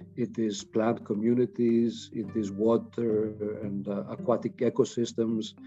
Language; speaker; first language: English; non-native, fluent; Greek